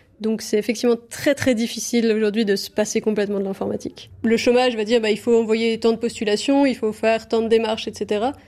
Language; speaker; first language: French; native; French